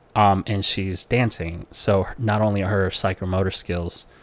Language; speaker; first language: English; non-native, local second language; Filipino